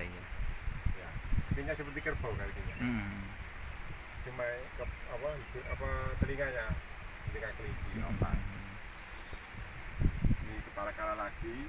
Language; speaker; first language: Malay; non-native, local second language; Javanese